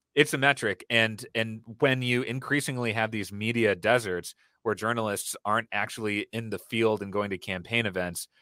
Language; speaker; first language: English; native; English